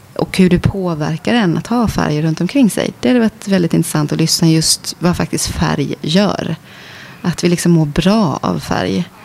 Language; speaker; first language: Swedish; native; Swedish